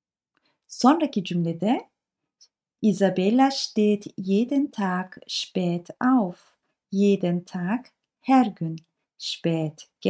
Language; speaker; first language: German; non-native, fluent; Turkish